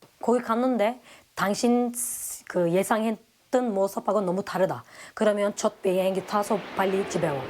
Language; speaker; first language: Korean; non-native, fluent; Turkish